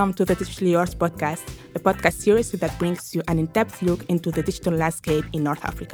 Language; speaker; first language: English; non-native, fluent; Arabic